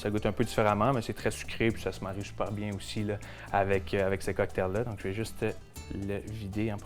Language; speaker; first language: French; native; French